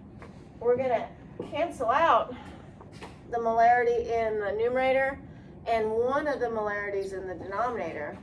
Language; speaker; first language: English; native; English